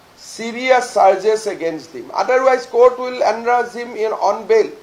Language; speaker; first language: English; non-native, local second language; Assamese